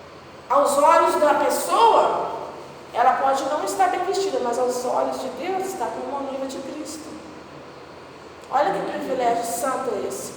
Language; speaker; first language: Portuguese; native; Portuguese